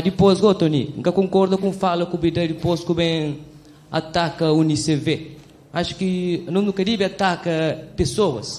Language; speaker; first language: Portuguese; non-native, local second language; Kabuverdianu